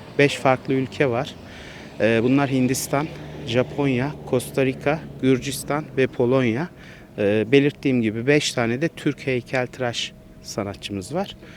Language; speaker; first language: Turkish; native; Turkish